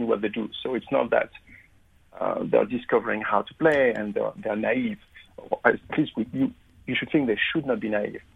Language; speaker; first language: English; non-native, fluent; French